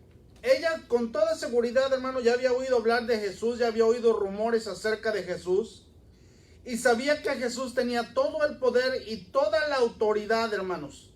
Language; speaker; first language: Spanish; native; Spanish